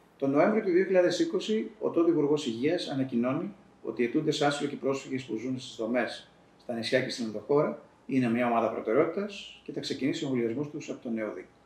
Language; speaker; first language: Greek; native; Greek